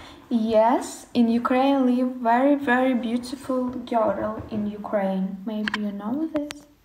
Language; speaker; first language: English; non-native, learner; Ukrainian